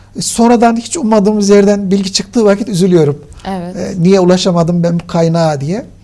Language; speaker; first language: Turkish; native; Turkish